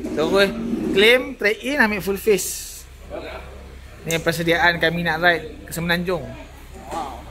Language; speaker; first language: Malay; native; Malay